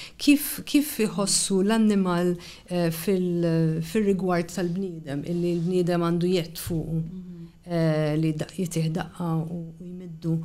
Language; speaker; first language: Maltese; native; Maltese